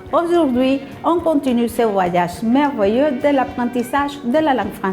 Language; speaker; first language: French; non-native, fluent; Spanish